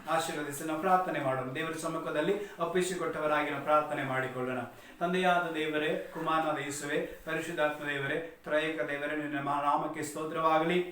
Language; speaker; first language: Kannada; non-native, local second language; Tamil